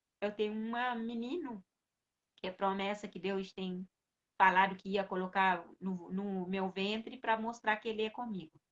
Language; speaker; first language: Portuguese; non-native, local second language; Kabuverdianu